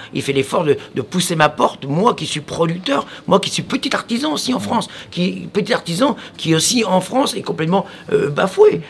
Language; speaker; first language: French; native; French